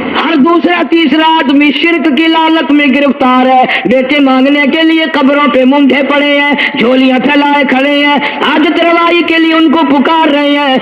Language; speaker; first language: Urdu; non-native, local second language; Saraiki